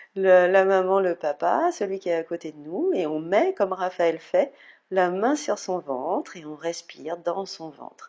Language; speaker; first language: French; native; French